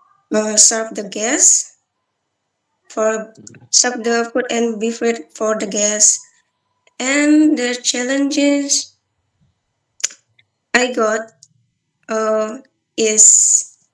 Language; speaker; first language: English; non-native, learner; Balinese